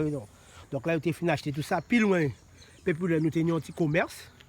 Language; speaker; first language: French; non-native, local second language; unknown